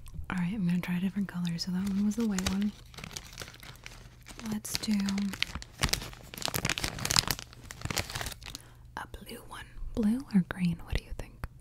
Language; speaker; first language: English; native; English